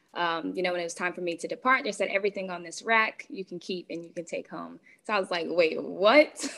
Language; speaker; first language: English; native; English